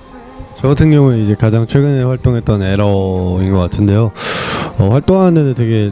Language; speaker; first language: Korean; native; Korean